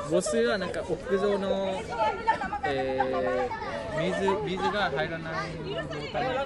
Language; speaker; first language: Japanese; non-native, learner; Filipino